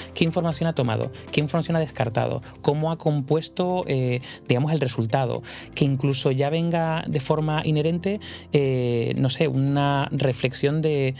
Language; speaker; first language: Spanish; native; Spanish